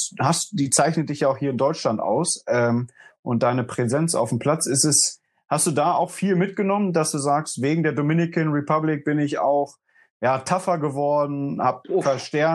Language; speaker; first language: German; native; German